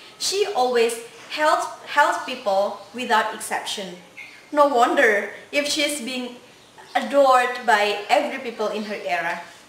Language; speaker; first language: English; non-native, learner; Indonesian